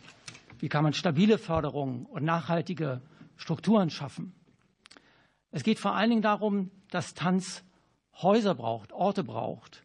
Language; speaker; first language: German; native; German